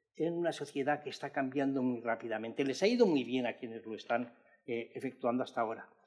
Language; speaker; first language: Spanish; native; Spanish